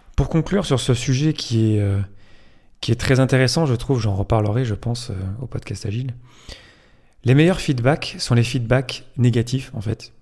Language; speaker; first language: French; native; French